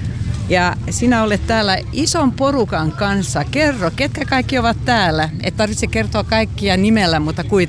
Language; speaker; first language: Finnish; non-native, local second language; Swedish